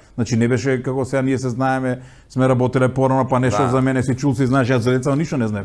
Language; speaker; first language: Macedonian; native; Macedonian